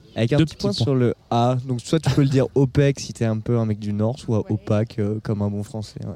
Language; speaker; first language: French; native; French